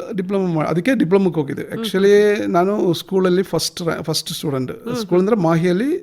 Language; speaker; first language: Kannada; non-native, local second language; Malayalam